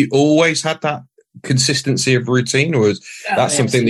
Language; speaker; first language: English; native; English